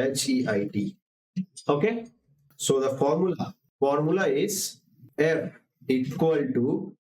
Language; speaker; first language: English; non-native, local second language; Hindi